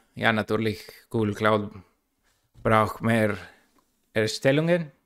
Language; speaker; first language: German; non-native, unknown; Spanish